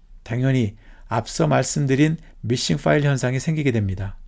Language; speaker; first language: Korean; native; Korean